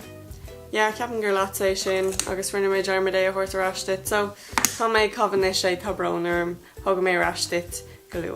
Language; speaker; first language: Irish; non-native, local second language; English